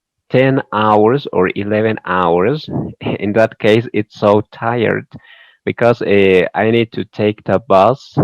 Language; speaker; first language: English; non-native, learner; Spanish